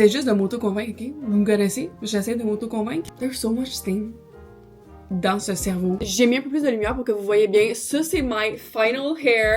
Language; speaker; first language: French; native; French